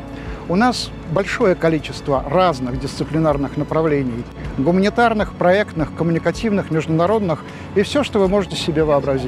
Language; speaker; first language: Russian; native; Russian